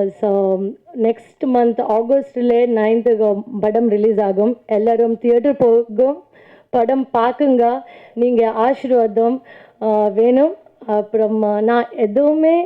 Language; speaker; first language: Tamil; non-native, learner; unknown